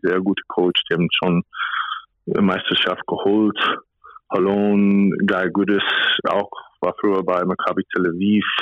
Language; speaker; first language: German; non-native, fluent; English